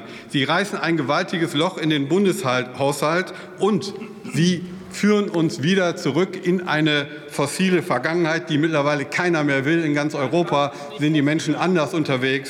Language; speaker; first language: German; native; German